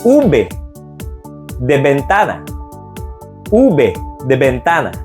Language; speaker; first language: Spanish; non-native, fluent; Filipino